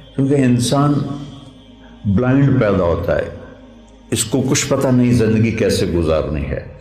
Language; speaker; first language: Urdu; non-native, local second language; Punjabi